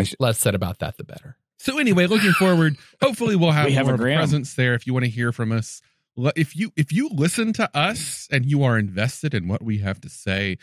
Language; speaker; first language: English; native; English